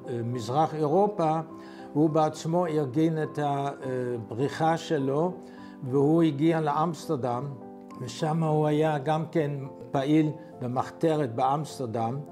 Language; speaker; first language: Hebrew; non-native, fluent; Dutch